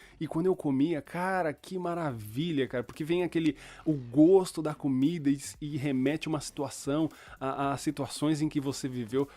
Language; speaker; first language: Portuguese; early bilingual, other home language; Spanish